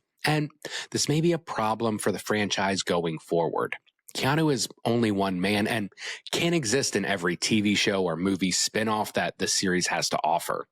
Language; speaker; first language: English; native; English